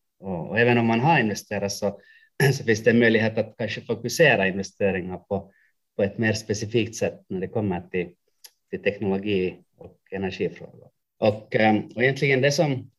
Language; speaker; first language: Swedish; non-native, local second language; Finnish